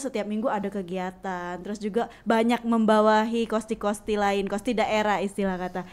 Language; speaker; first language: Indonesian; native; Indonesian